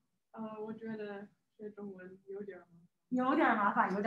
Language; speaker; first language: Chinese; non-native, learner; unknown